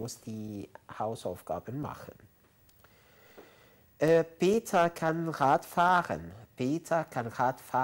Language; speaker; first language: German; non-native, fluent; Arabic